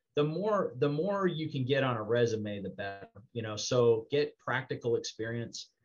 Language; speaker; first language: English; native; English